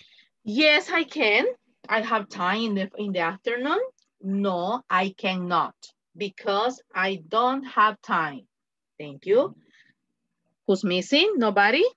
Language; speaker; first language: English; non-native, fluent; Spanish